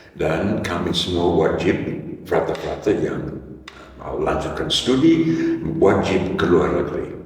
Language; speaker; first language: Indonesian; non-native, fluent; English